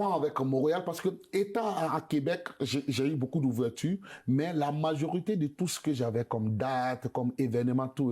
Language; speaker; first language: French; non-native, local second language; Bambara